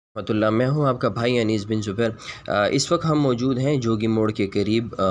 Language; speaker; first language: Urdu; non-native, local second language; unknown